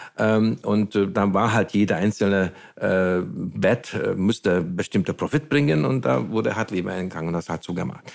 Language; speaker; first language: German; non-native, fluent; Hungarian